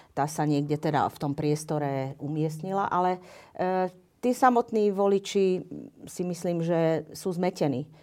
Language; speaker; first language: Slovak; non-native, local second language; Hungarian